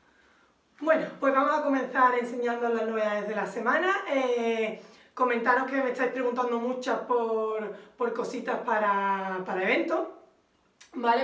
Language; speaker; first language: Spanish; native; Spanish